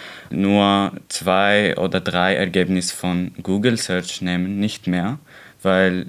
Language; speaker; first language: German; non-native, learner; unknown